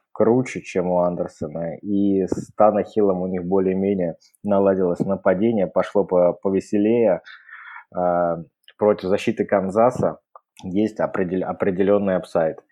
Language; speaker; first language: Russian; native; Russian